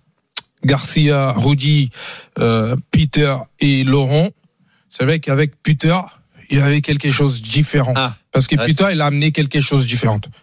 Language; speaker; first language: French; non-native, fluent; Portuguese